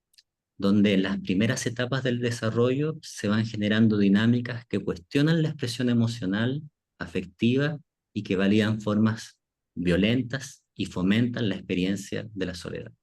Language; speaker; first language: Spanish; native; Spanish